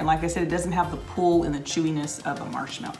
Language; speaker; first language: English; native; English